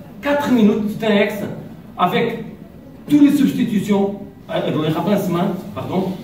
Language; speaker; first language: French; non-native, learner; Portuguese